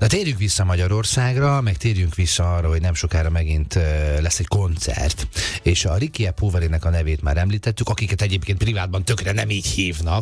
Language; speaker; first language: Hungarian; native; Hungarian